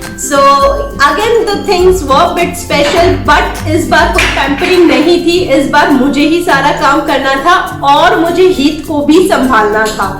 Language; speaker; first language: Hindi; non-native, local second language; Gujarati